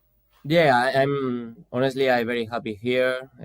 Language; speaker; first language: English; non-native, fluent; Spanish